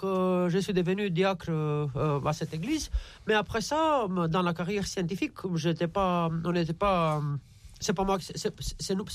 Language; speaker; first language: French; non-native, fluent; Romanian